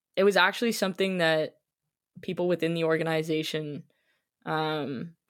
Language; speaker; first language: English; native; English